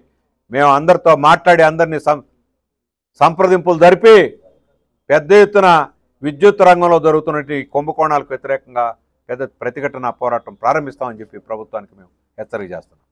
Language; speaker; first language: Telugu; native; Telugu